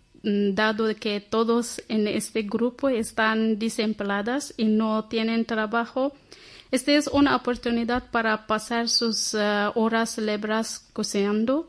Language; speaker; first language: Spanish; non-native, learner; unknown